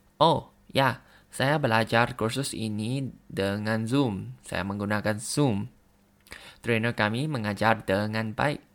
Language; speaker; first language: Indonesian; non-native, learner; Thai